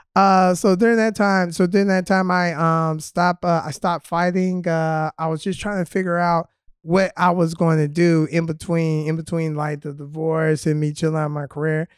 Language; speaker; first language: English; native; English